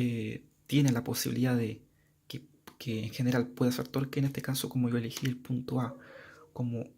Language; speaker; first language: Spanish; native; Spanish